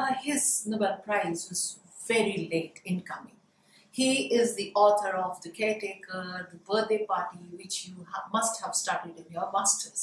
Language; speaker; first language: English; non-native, local second language; Hindi